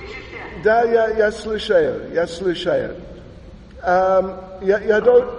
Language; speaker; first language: Russian; non-native, learner; English